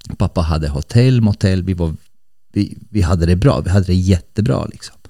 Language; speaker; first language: Swedish; early bilingual, other home language; Bosnian